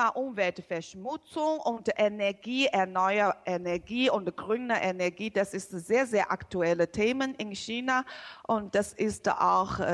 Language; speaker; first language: German; non-native, learner; Chinese